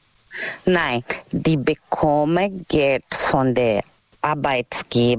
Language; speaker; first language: German; non-native, learner; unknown